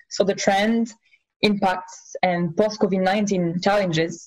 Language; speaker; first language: English; non-native, fluent; French